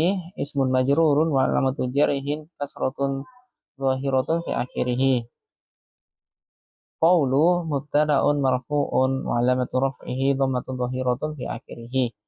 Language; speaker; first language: Arabic; non-native, fluent; Indonesian